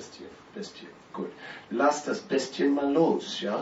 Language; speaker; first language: German; non-native, fluent; Dutch